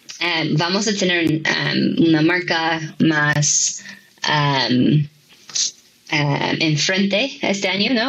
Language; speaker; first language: Spanish; non-native, fluent; English